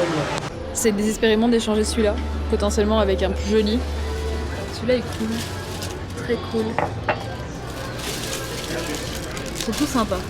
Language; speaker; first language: French; native; French